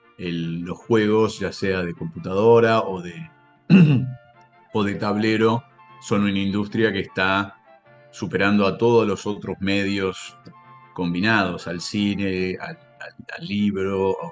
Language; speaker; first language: Spanish; native; Spanish